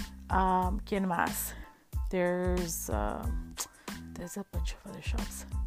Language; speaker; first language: Spanish; early bilingual, heritage; Spanish